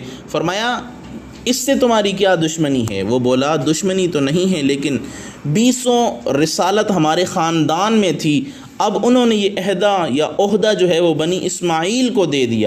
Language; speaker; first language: Urdu; native; Urdu